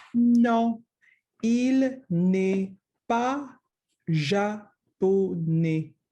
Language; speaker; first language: French; non-native, learner; English